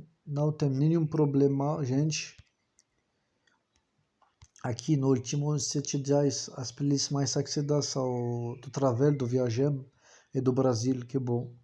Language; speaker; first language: Portuguese; non-native, learner; French